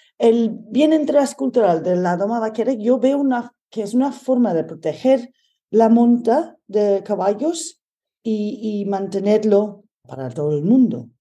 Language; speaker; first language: Spanish; non-native, fluent; English